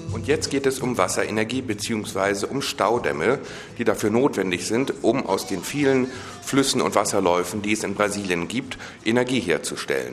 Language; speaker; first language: German; native; German